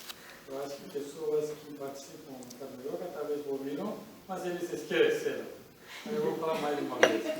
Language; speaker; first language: Portuguese; non-native, learner; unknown